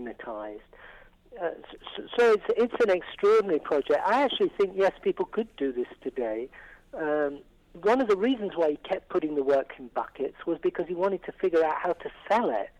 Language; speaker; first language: English; native; English